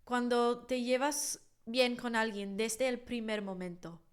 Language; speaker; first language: Spanish; non-native, fluent; English